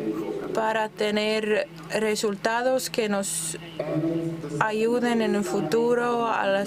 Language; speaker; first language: Spanish; non-native, fluent; German